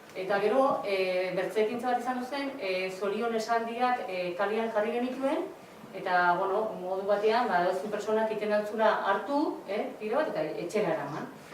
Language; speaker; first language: Basque; native; Basque